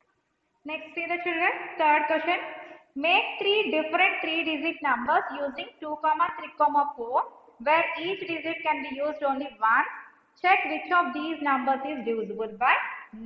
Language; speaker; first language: English; non-native, local second language; Telugu